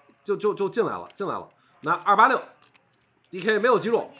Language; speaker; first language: Chinese; native; Chinese